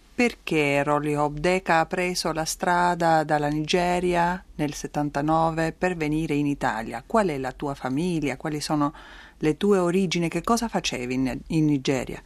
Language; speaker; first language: Italian; native; Italian